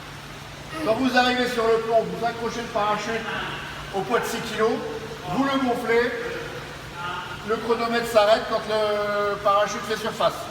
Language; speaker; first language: French; native; French